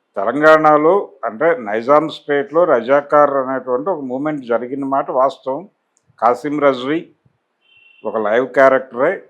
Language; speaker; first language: Telugu; native; Telugu